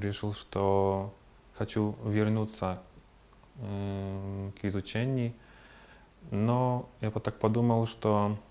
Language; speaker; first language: Russian; non-native, fluent; Polish